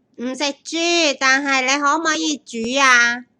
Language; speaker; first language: Chinese; native; Chinese